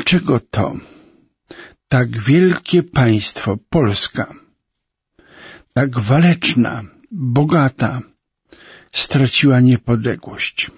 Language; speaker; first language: Polish; native; Polish